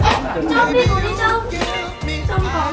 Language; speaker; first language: Vietnamese; non-native, learner; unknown